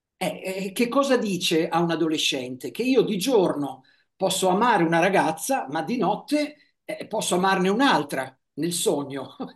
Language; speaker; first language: Italian; native; Italian